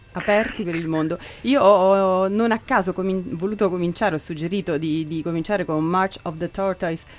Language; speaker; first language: Italian; native; Italian